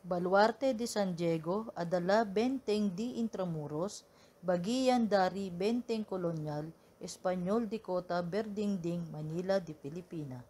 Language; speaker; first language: Indonesian; non-native, learner; Filipino